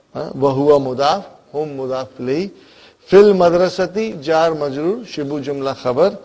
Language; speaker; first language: Arabic; non-native, fluent; Urdu